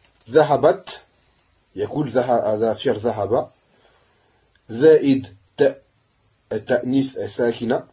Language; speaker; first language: Arabic; non-native, fluent; French